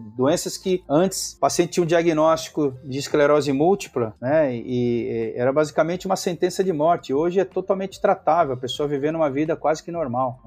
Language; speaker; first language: Portuguese; native; Portuguese